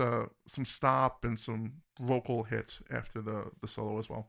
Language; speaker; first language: English; native; English